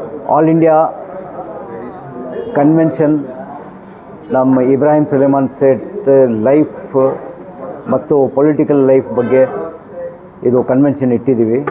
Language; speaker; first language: Kannada; non-native, local second language; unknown